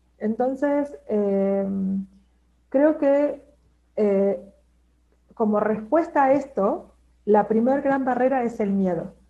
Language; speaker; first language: Spanish; native; Spanish